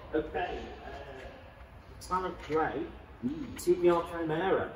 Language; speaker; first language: English; native; English